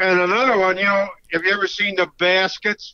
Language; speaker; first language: English; native; English